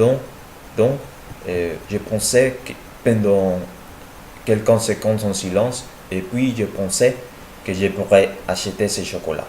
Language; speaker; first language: French; non-native, learner; Spanish